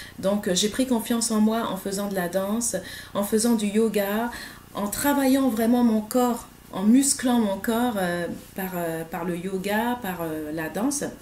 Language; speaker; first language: French; native; French